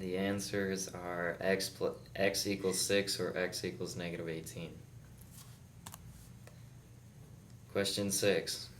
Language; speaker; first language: English; native; English